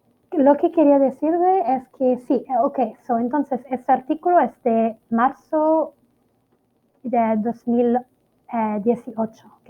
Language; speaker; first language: Spanish; non-native, fluent; Italian